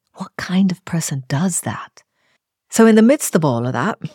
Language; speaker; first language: English; native; English